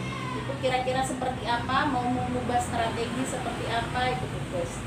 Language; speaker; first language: Indonesian; native; Indonesian